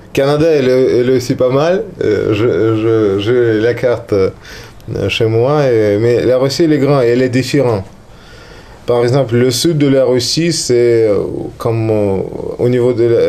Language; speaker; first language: French; non-native, learner; Russian